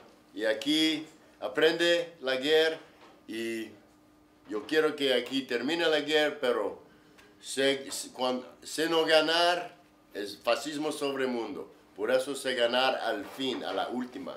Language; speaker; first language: Spanish; non-native, learner; English